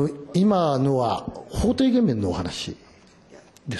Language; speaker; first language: Japanese; native; Japanese